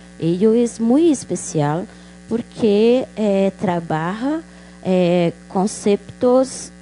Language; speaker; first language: Portuguese; non-native, local second language; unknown